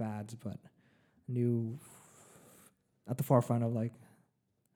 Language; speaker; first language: English; early bilingual, other home language; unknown